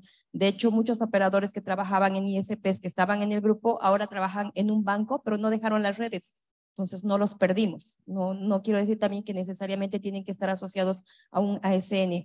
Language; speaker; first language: Spanish; native; Spanish